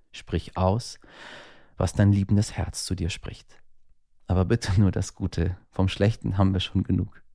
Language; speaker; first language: German; early bilingual, other home language; Persian